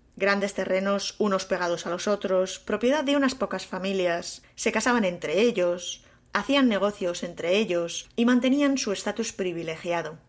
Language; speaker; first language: Spanish; native; Spanish